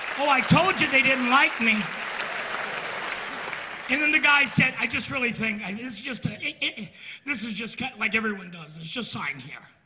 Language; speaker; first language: English; native; English